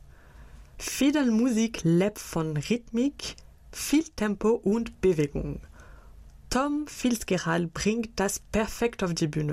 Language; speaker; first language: German; native; German